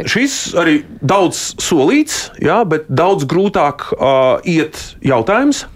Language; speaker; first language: Latvian; non-native, local second language; Russian